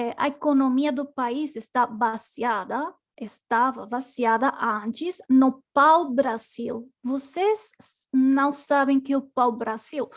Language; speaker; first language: Portuguese; non-native, learner; Spanish